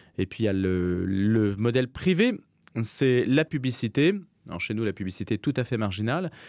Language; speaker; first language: French; native; French